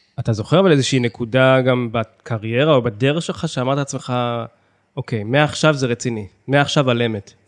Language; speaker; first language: Hebrew; native; Hebrew